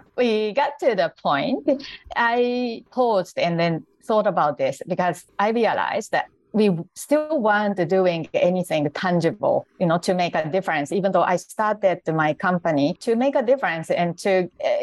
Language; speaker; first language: English; non-native, fluent; Japanese